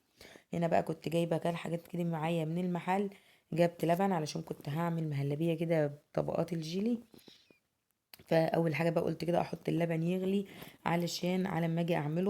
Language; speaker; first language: Arabic; native; Arabic